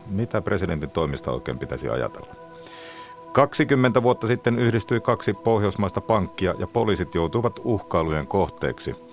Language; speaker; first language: Finnish; native; Finnish